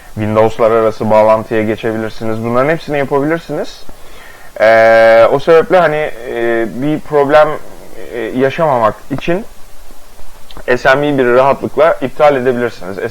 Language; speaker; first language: Turkish; native; Turkish